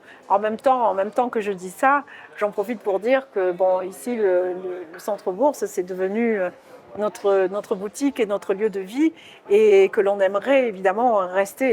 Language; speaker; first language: French; native; French